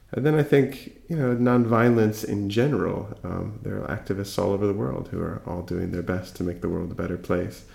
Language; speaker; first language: English; native; English